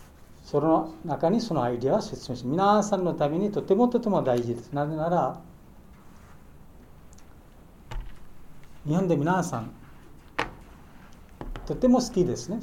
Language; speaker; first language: Japanese; non-native, learner; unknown